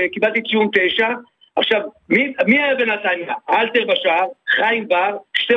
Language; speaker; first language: Hebrew; native; Hebrew